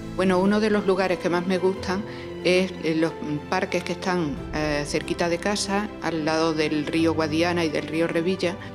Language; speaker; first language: Spanish; native; Spanish